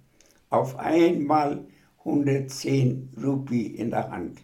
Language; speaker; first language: German; non-native, fluent; Bangla